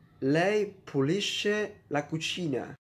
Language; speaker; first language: Italian; non-native, learner; Vietnamese